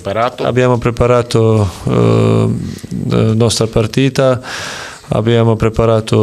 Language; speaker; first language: Italian; non-native, learner; Serbian